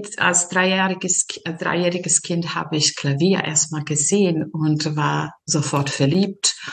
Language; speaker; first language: German; non-native, fluent; Serbian